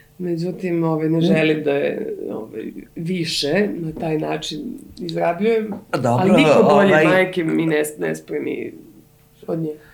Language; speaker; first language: Serbian; native; Serbian